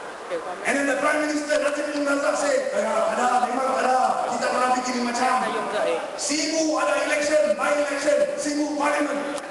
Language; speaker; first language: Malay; non-native, local second language; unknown